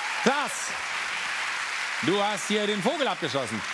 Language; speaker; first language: German; native; German